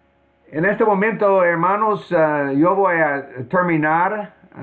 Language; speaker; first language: Spanish; non-native, fluent; English